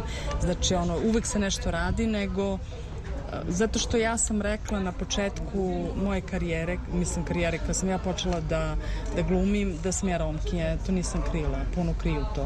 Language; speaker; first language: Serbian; early bilingual, heritage; Romany